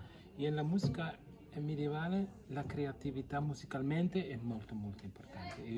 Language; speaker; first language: Italian; non-native, learner; Norwegian